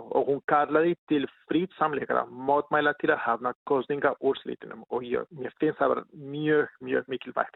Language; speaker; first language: Icelandic; non-native, learner; Spanish